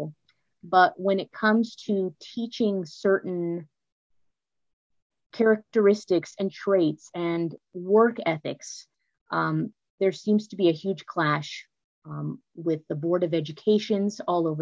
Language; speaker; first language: English; native; English